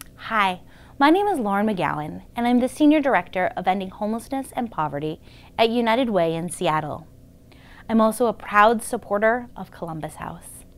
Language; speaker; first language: English; native; English